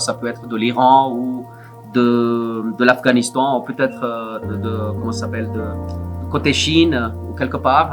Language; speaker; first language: French; non-native, fluent; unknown